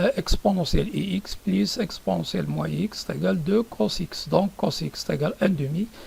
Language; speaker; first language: French; non-native, local second language; Arabic